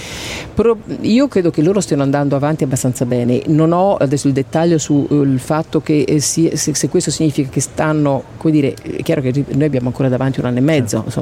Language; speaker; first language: Italian; native; Italian